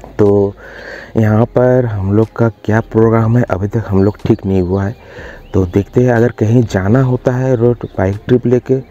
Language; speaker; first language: Hindi; non-native, local second language; Bangla